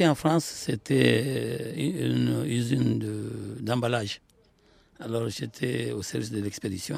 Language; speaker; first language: French; non-native, local second language; Soninke